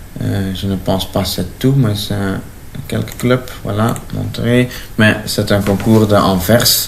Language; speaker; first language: French; non-native, local second language; Dutch